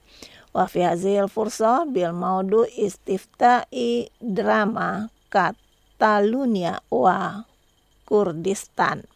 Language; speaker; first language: Arabic; non-native, fluent; Indonesian